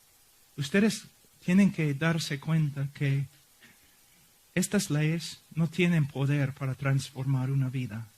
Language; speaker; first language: Spanish; non-native, fluent; English